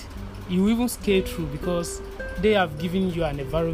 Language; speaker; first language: English; non-native, local second language; Yoruba